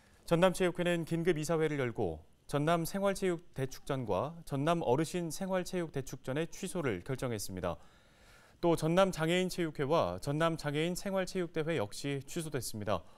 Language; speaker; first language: Korean; native; Korean